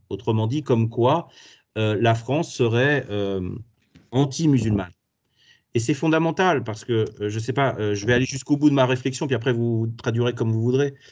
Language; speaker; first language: French; native; French